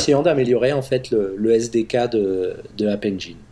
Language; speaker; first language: French; native; French